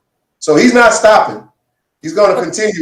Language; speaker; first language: English; native; English